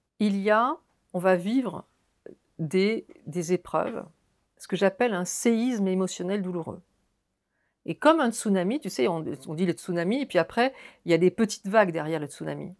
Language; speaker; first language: French; native; French